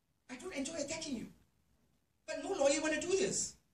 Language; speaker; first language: English; non-native, local second language; Malay